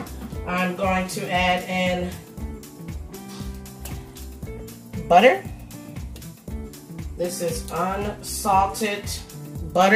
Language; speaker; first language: English; native; English